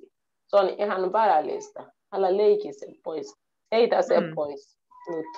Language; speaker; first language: Finnish; non-native, learner; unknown